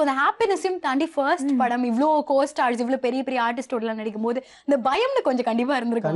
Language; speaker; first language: Tamil; native; Tamil